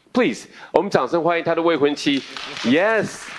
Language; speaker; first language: Chinese; native; Chinese